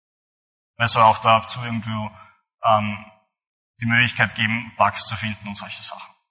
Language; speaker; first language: German; native; German